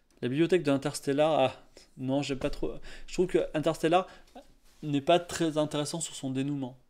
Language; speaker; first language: French; native; French